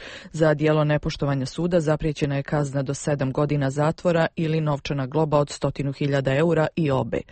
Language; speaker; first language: Croatian; native; Croatian